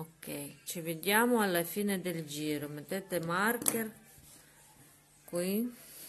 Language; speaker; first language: Italian; non-native, learner; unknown